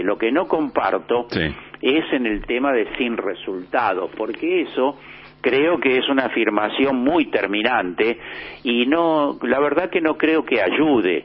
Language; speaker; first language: Spanish; native; Spanish